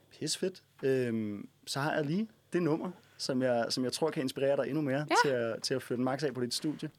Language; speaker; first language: Danish; native; Danish